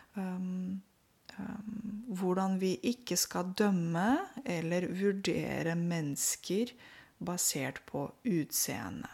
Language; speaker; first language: Norwegian; non-native, fluent; Romanian